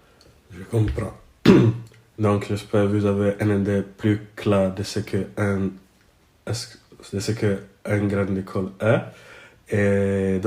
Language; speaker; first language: French; non-native, learner; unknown